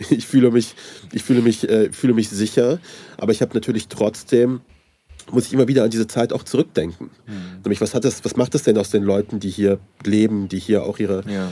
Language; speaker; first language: German; early bilingual, other home language; Persian